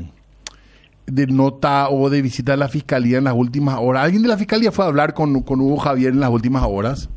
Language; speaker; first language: Spanish; native; Spanish